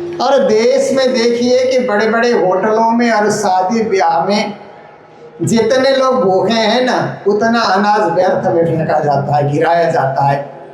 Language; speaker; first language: Hindi; native; Hindi